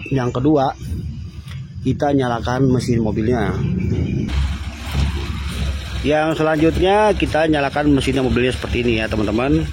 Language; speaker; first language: Indonesian; native; Indonesian